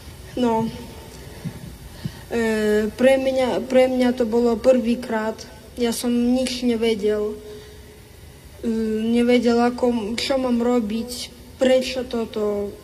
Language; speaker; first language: Slovak; early bilingual, other home language; Ukrainian